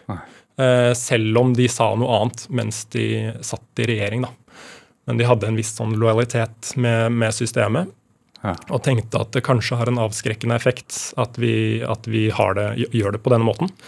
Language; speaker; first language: Norwegian; native; Norwegian